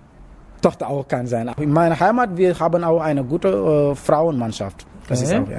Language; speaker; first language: German; non-native, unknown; Wolof